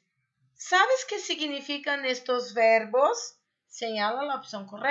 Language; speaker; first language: Spanish; non-native, fluent; Portuguese